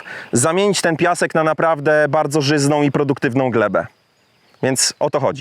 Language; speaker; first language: Polish; native; Polish